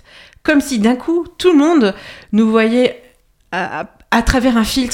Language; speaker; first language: French; native; French